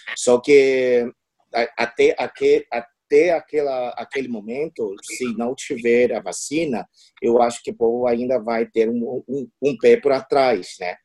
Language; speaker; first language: Portuguese; non-native, fluent; Chinese